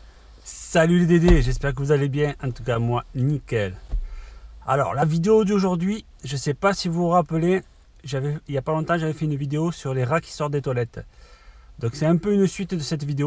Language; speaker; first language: French; native; French